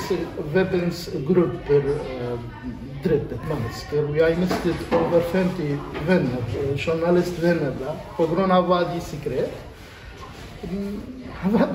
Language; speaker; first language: Norwegian; non-native, learner; Arabic